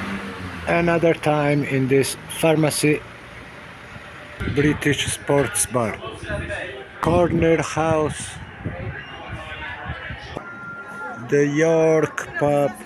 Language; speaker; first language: English; non-native, learner; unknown